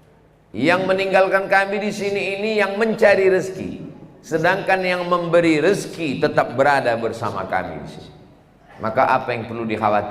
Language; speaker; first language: Malay; native; Malay